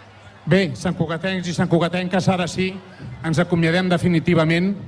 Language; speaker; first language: Catalan; native; Catalan